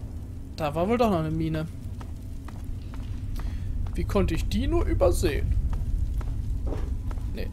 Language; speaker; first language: German; native; German